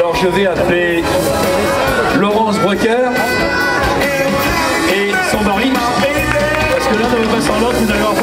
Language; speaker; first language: French; native; French